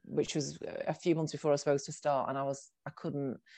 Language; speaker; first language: English; native; English